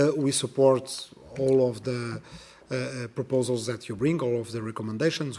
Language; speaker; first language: English; non-native, fluent; Portuguese